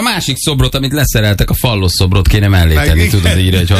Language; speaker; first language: Hungarian; native; Hungarian